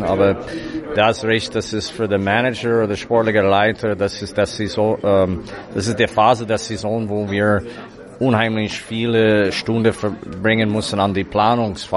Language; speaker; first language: German; non-native, fluent; English